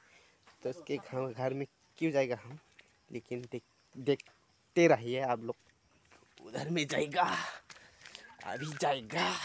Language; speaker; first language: Hindi; non-native, local second language; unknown